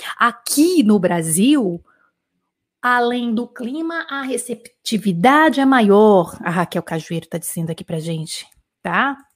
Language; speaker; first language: Portuguese; native; Portuguese